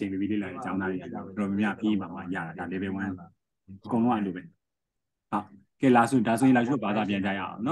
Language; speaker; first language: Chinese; non-native, fluent; Burmese